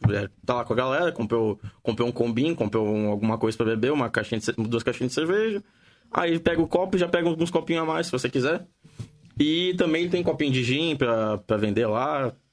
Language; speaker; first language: Portuguese; native; Portuguese